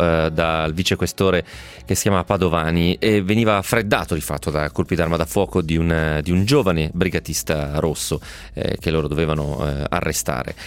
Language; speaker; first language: Italian; native; Italian